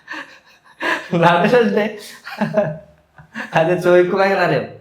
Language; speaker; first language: Malayalam; non-native, learner; Bangla